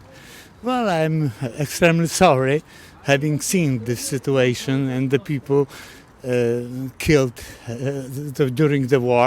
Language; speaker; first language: English; non-native, fluent; Polish